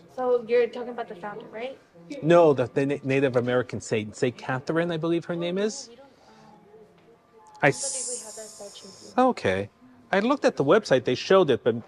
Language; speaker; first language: English; native; English